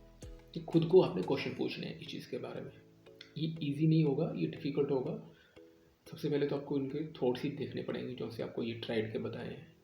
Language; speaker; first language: Hindi; non-native, local second language; Punjabi